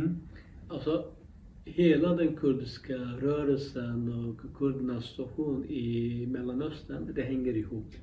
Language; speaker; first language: Swedish; non-native, local second language; Kurdish